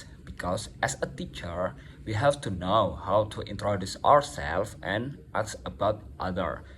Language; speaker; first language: English; non-native, learner; Indonesian